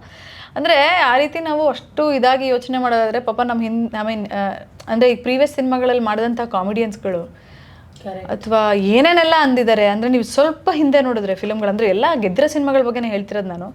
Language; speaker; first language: Kannada; native; Kannada